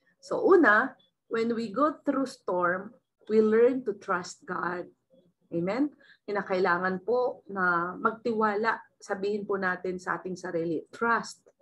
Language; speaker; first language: Filipino; native; Filipino